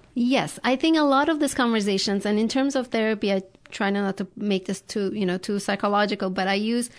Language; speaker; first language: English; non-native, fluent; Turkish